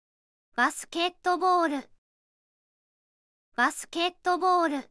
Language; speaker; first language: Japanese; native; Japanese